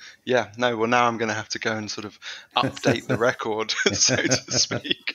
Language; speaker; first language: English; native; English